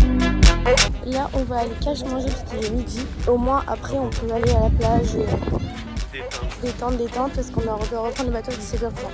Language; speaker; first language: French; native; French